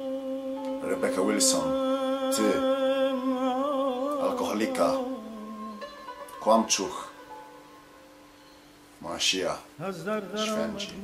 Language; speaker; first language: Polish; early bilingual, heritage; English